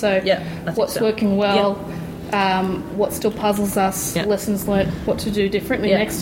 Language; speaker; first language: English; native; English